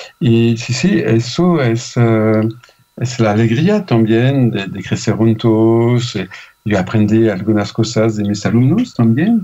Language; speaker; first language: Spanish; non-native, fluent; French